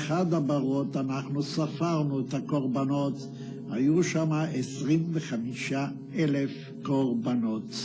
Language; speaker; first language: Hebrew; non-native, fluent; Yiddish